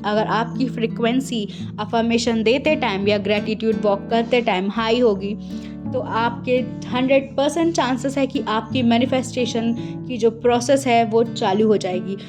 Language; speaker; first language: Hindi; native; Hindi